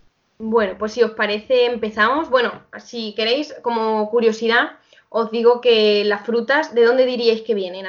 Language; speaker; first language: Spanish; native; Spanish